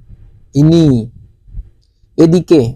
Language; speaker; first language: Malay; non-native, learner; Bangla